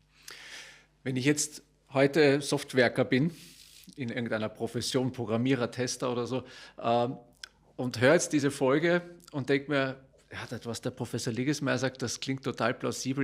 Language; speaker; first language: German; native; German